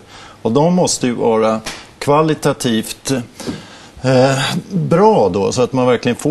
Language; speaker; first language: Swedish; native; Swedish